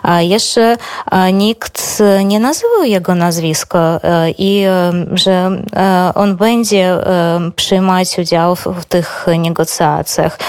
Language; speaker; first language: Polish; non-native, fluent; Belarusian